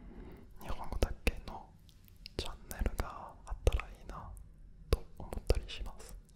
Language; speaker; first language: Japanese; non-native, fluent; French